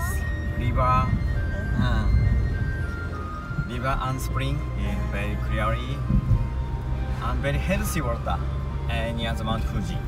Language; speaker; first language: English; non-native, learner; Japanese